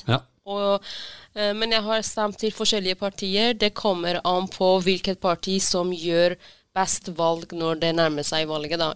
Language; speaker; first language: Norwegian; non-native, fluent; Persian